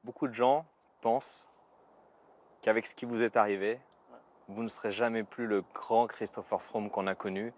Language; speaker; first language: French; native; French